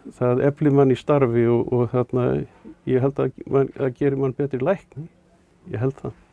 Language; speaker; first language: Icelandic; native; Icelandic